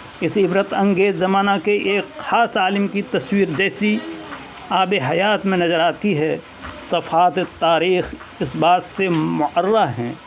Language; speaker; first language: Urdu; native; Urdu